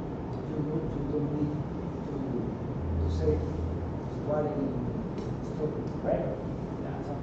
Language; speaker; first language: English; non-native, learner; Spanish